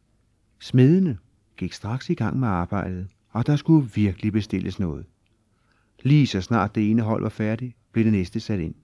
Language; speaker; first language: Danish; native; Danish